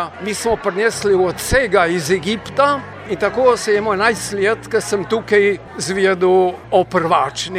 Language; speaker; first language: Slovenian; early bilingual, heritage; Slovenian